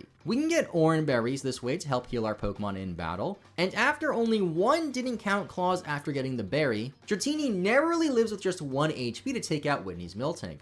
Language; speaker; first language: English; native; English